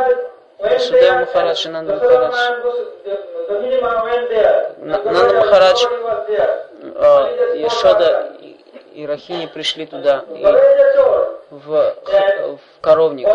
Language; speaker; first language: Russian; non-native, fluent; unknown